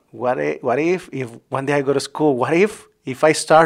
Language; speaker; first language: English; non-native, fluent; Spanish